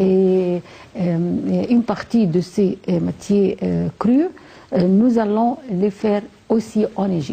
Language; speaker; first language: French; non-native, fluent; Arabic